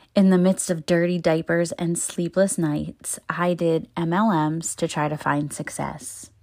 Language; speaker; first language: English; native; English